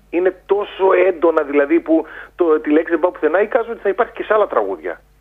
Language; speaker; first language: Greek; native; Greek